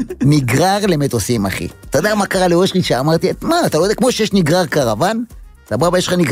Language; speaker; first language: Hebrew; native; Hebrew